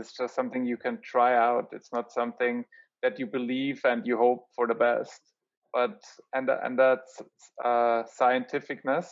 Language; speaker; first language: English; non-native, fluent; German